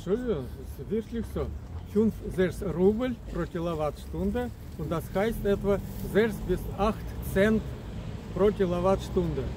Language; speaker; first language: German; non-native, fluent; Russian